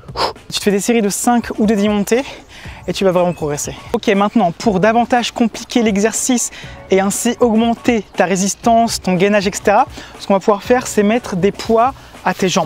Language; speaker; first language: French; native; French